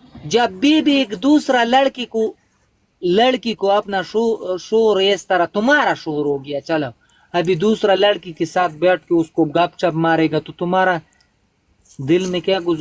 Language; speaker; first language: Hindi; non-native, local second language; Pashto